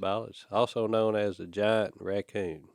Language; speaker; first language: English; native; English